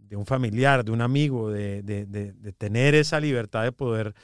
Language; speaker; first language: Spanish; native; Spanish